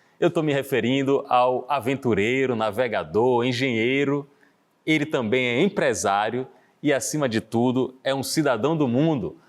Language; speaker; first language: Portuguese; native; Portuguese